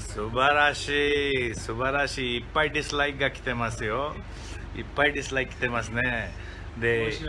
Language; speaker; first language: Japanese; non-native, fluent; Hindi